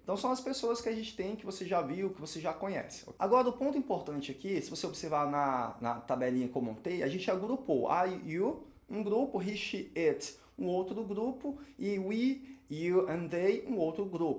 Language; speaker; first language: Portuguese; native; Portuguese